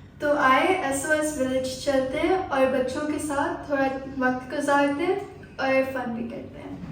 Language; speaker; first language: Urdu; early bilingual, heritage; Urdu